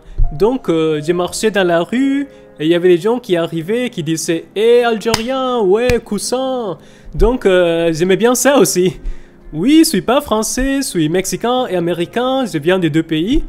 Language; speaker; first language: French; non-native, fluent; Spanish